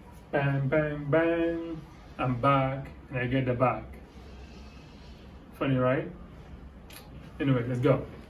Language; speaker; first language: English; non-native, fluent; Wolof